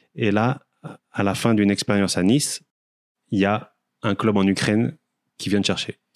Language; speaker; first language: French; native; French